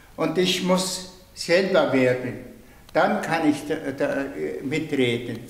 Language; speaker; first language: German; non-native, fluent; Tuvinian